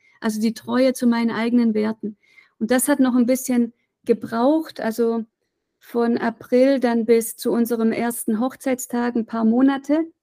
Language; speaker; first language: German; native; German